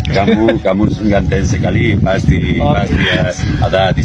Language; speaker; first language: Indonesian; non-native, learner; Spanish